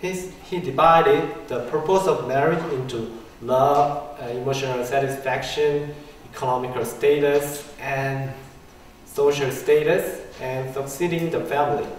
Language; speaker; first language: English; non-native, learner; Korean